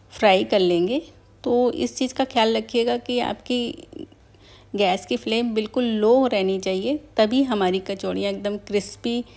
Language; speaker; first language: Hindi; native; Hindi